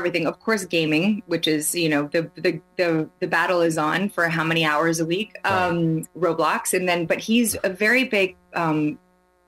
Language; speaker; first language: English; non-native, fluent; Swedish